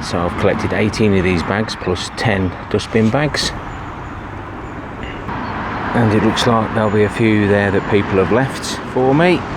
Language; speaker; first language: English; native; English